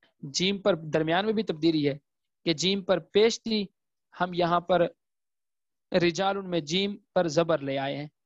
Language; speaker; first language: Urdu; native; Urdu